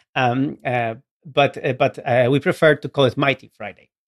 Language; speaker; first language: English; non-native, fluent; Polish